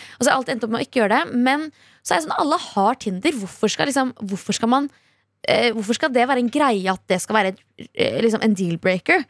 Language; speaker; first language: Norwegian; early bilingual, other home language; Kurdish